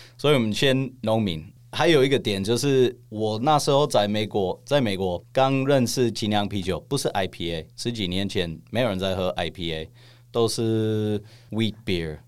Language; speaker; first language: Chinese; non-native, fluent; English